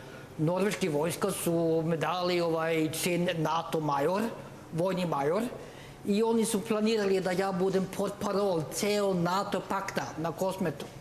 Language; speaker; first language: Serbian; non-native, learner; Norwegian